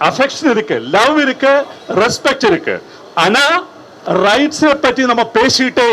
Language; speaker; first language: Tamil; non-native, learner; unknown